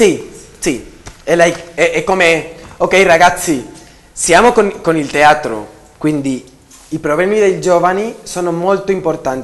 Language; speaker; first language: Italian; non-native, learner; Spanish